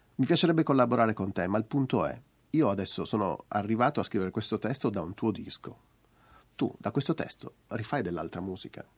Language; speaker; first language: Italian; native; Italian